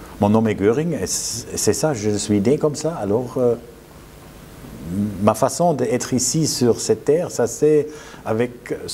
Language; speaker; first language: French; non-native, fluent; German